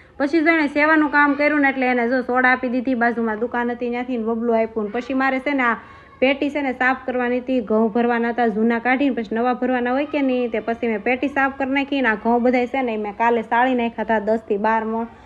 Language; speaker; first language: Gujarati; native; Gujarati